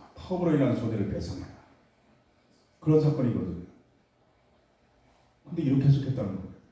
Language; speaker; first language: Korean; native; Korean